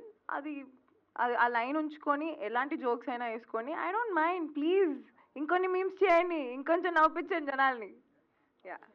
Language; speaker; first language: Telugu; native; Telugu